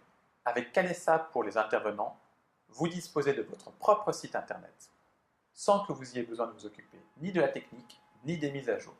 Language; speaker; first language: French; native; French